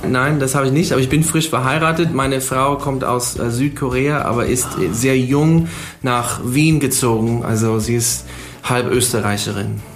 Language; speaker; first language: German; non-native, fluent; English